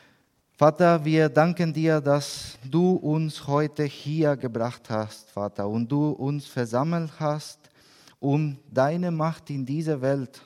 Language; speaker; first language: German; non-native, learner; Spanish